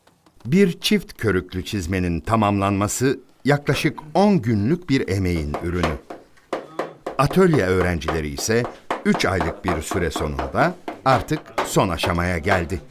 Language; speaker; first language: Turkish; native; Turkish